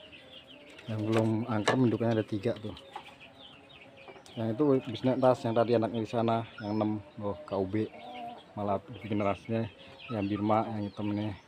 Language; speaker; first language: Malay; non-native, local second language; Javanese